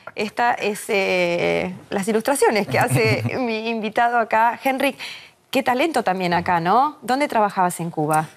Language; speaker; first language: Spanish; native; Spanish